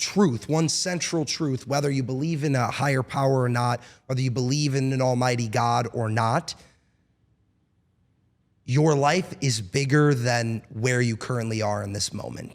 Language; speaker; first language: English; native; English